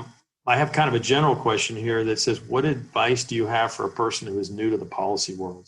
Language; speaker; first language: English; native; English